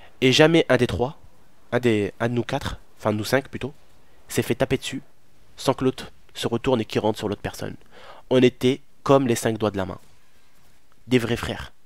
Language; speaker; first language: French; early bilingual, other home language; Arabic